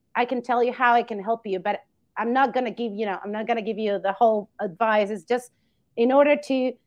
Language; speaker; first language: English; non-native, fluent; Spanish